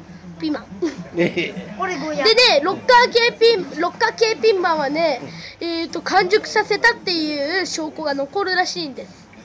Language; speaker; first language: Japanese; native; Japanese